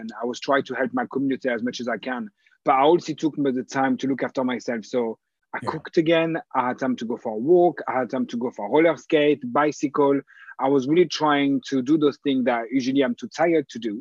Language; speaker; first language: English; non-native, fluent; French